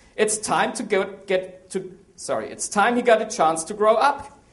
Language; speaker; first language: English; non-native, fluent; German